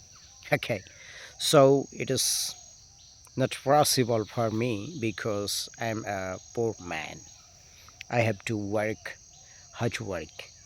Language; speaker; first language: English; non-native, learner; Bangla